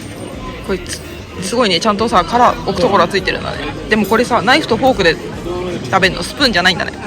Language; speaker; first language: Japanese; native; Japanese